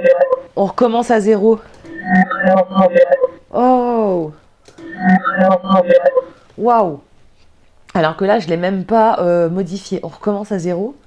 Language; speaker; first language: French; native; French